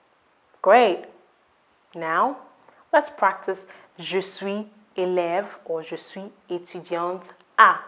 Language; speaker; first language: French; non-native, fluent; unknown